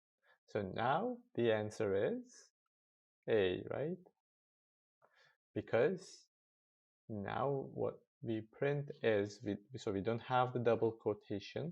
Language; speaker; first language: English; non-native, fluent; Turkish